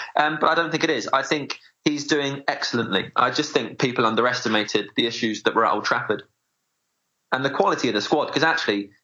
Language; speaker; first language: English; native; English